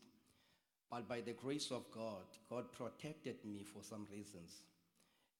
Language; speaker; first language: English; non-native, local second language; Xhosa